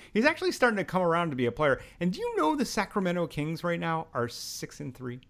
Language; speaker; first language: English; native; English